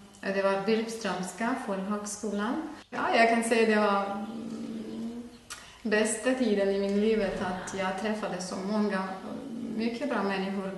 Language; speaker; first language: Swedish; non-native, fluent; Ukrainian